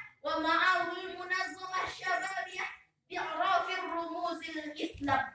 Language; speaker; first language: Arabic; non-native, learner; Indonesian